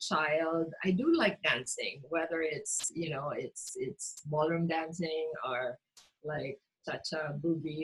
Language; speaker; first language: English; non-native, local second language; Cebuano